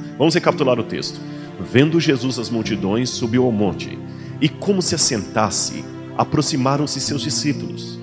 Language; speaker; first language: Portuguese; native; Portuguese